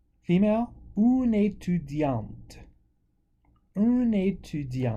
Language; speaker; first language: French; non-native, fluent; English